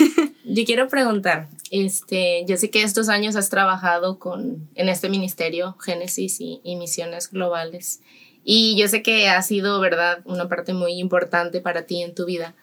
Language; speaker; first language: Spanish; native; Spanish